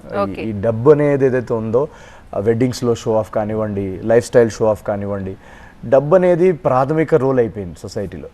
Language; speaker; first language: Telugu; native; Telugu